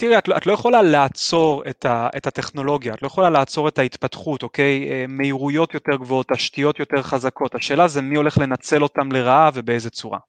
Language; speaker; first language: Hebrew; native; Hebrew